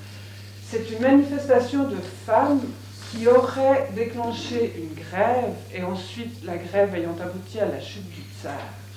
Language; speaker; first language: French; native; French